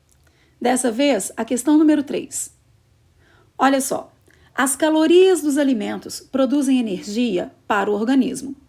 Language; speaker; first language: Portuguese; native; Portuguese